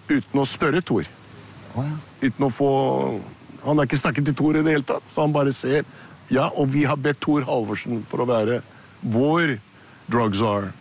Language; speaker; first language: Norwegian; early bilingual, heritage; Spanish